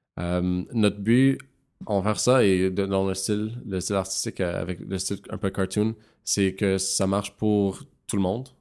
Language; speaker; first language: French; non-native, local second language; English